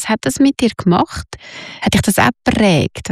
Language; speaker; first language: German; native; German